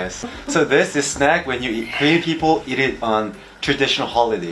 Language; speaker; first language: English; non-native, learner; Korean